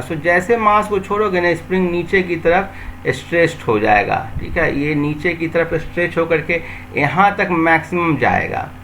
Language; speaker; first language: Hindi; native; Hindi